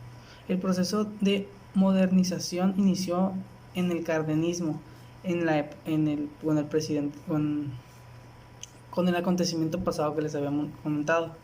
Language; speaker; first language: Spanish; native; Spanish